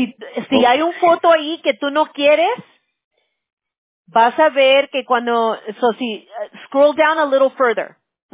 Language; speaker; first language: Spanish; early bilingual, heritage; Spanish